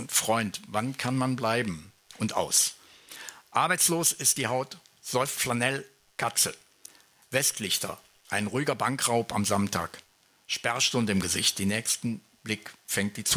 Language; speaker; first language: German; native; German